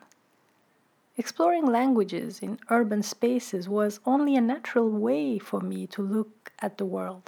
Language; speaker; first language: English; non-native, fluent; Turkish